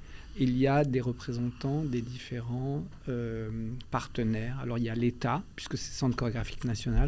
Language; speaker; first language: French; early bilingual, other home language; Albanian